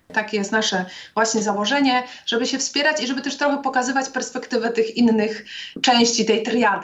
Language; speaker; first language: Polish; native; Polish